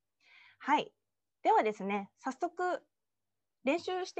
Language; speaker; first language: Japanese; native; Japanese